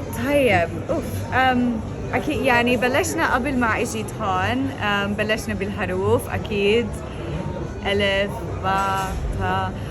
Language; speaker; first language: Arabic; non-native, fluent; English